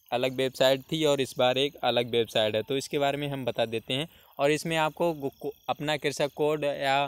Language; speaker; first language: Hindi; native; Hindi